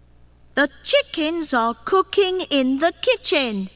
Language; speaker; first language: English; non-native, learner; Portuguese